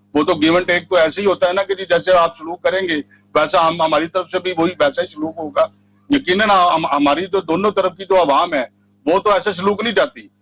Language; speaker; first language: Urdu; non-native, local second language; Punjabi